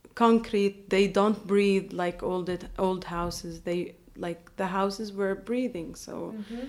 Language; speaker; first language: English; non-native, fluent; Arabic